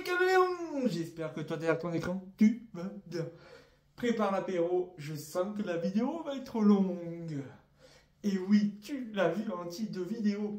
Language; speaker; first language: French; native; French